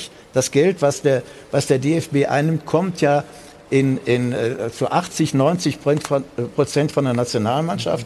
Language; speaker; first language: German; native; German